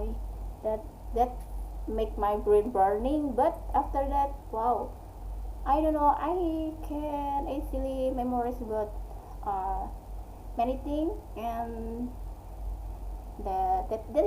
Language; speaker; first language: English; non-native, learner; Indonesian